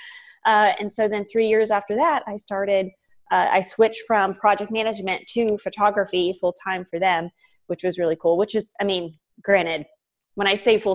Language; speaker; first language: English; native; English